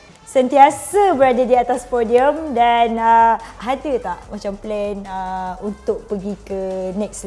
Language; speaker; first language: Malay; native; Malay